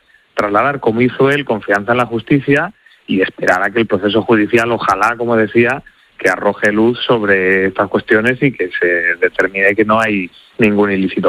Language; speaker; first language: Spanish; native; Spanish